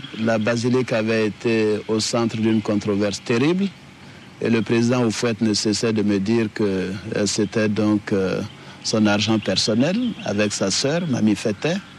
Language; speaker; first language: French; non-native, local second language; Dyula